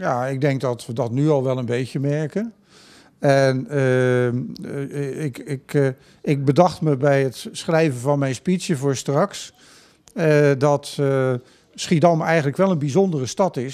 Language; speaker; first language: Dutch; native; Dutch